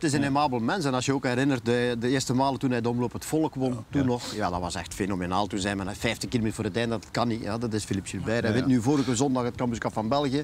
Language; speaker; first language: Dutch; native; Dutch